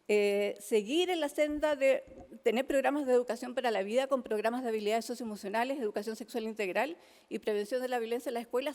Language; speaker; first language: Spanish; native; Spanish